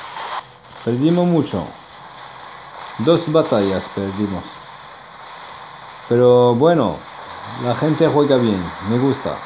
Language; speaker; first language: Spanish; non-native, learner; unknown